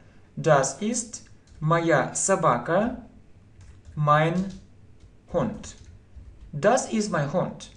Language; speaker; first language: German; non-native, fluent; Russian